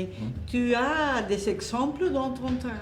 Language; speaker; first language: French; non-native, fluent; Spanish